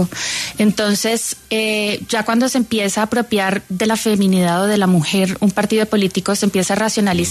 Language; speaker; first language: Spanish; native; Spanish